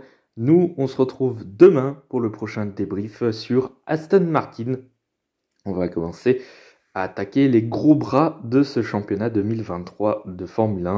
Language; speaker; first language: French; native; French